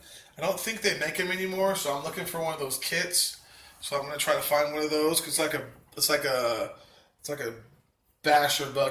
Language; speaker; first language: English; native; English